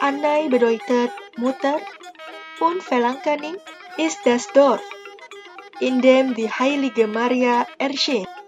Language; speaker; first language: German; non-native, fluent; Indonesian